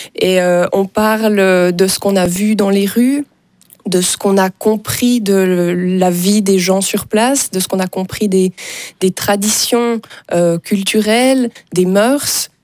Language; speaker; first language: French; native; French